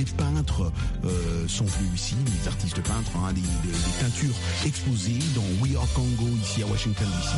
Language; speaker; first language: French; non-native, local second language; Lingala